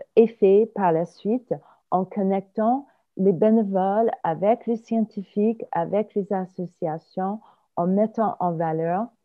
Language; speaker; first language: French; non-native, fluent; English